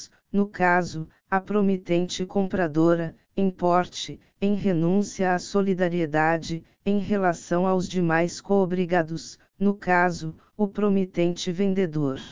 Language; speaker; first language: Portuguese; native; Portuguese